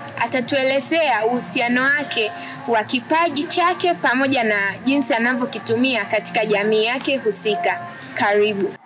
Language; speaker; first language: Swahili; native; Swahili